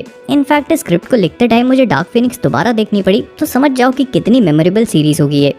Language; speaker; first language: Hindi; native; Hindi